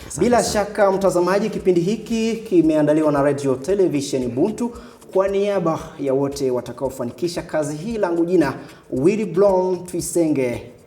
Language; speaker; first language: Swahili; native; Swahili